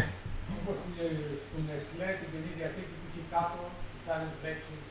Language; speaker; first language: Greek; native; Greek